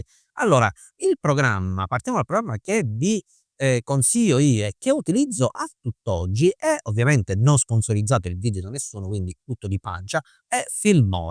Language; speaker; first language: Italian; native; Italian